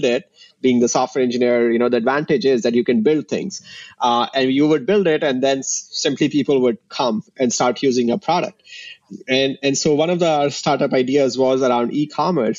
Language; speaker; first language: English; non-native, local second language; Hindi